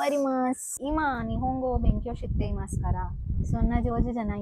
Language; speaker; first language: Japanese; non-native, learner; Telugu